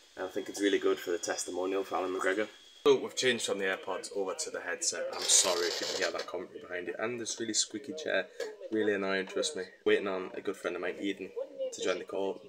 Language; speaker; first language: English; native; English